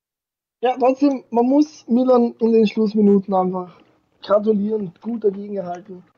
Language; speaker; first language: German; native; German